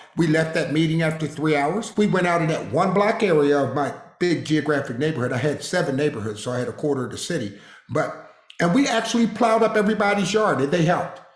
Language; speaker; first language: English; native; English